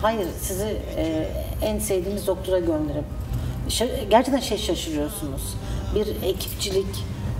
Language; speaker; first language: Turkish; non-native, fluent; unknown